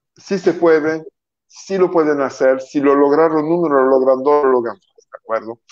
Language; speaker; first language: Spanish; non-native, fluent; French